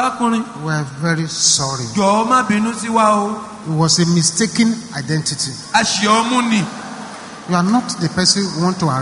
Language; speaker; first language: English; non-native, local second language; Yoruba